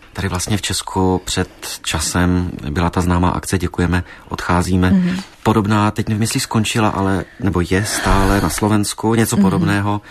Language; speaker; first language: Czech; native; Czech